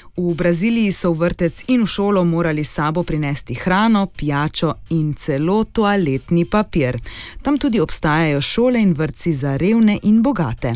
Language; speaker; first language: Slovenian; native; Slovenian